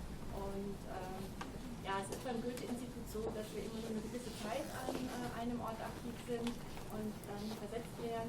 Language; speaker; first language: German; native; German